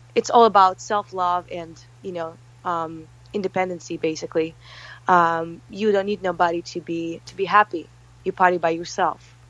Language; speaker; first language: English; early bilingual, other home language; Russian